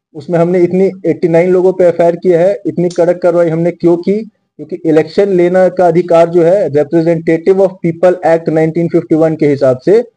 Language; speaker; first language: Hindi; non-native, local second language; Marathi